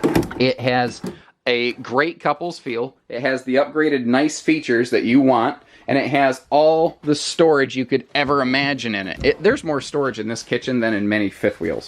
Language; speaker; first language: English; native; English